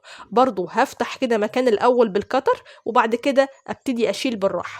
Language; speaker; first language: Arabic; native; Arabic